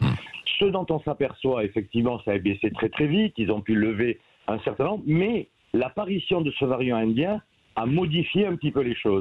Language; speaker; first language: French; native; French